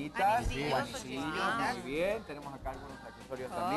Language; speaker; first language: Spanish; native; Spanish